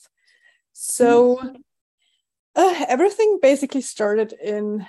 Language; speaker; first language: English; non-native, fluent; German